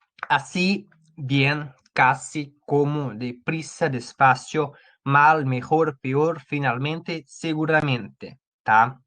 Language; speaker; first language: Spanish; non-native, fluent; Portuguese